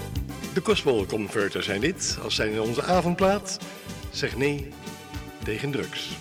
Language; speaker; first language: Dutch; native; Dutch